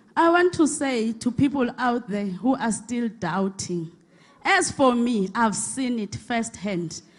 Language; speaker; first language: English; non-native, local second language; Xhosa